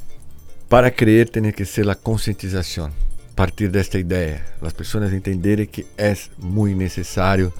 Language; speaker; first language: Spanish; non-native, learner; Portuguese